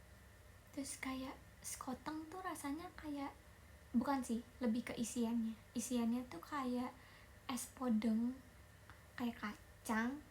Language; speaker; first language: Indonesian; native; Indonesian